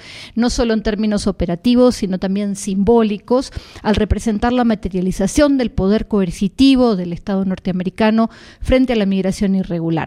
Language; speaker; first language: Spanish; native; Spanish